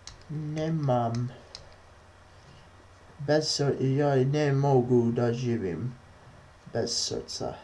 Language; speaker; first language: Polish; non-native, learner; English